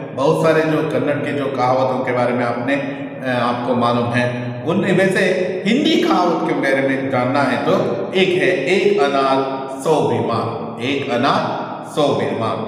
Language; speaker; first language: Hindi; non-native, local second language; Kannada